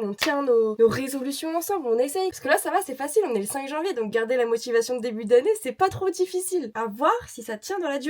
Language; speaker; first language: French; native; French